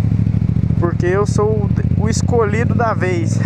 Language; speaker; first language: Portuguese; native; Portuguese